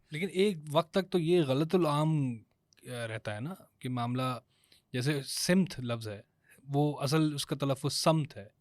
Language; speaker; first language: Urdu; native; Urdu